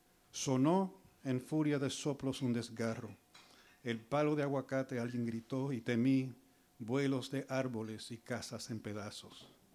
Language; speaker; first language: Spanish; early bilingual, heritage; Spanish